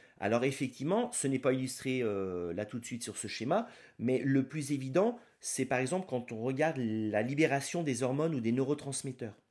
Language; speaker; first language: French; native; French